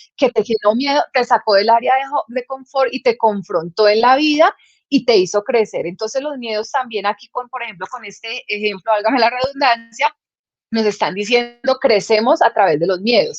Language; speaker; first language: Spanish; native; Spanish